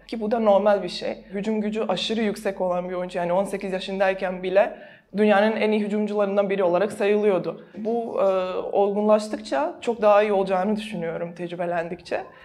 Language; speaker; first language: Turkish; non-native, fluent; Serbian